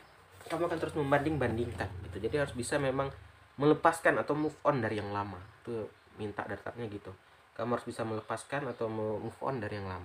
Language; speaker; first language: Indonesian; native; Indonesian